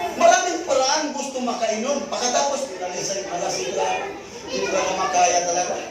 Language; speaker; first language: Filipino; non-native, local second language; Cebuano